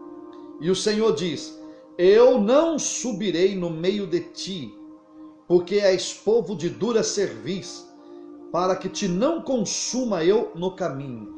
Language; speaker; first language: Portuguese; native; Portuguese